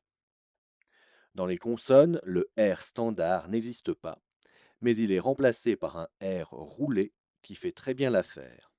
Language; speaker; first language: French; native; French